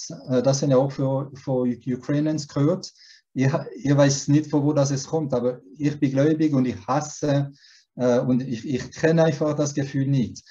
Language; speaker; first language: German; early bilingual, heritage; German